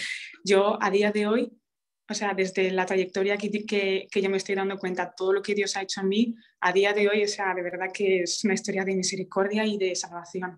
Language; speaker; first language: Spanish; early bilingual, other home language; Romanian